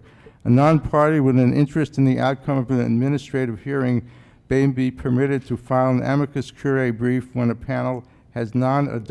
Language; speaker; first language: English; native; English